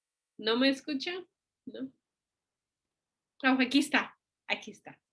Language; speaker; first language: Spanish; non-native, fluent; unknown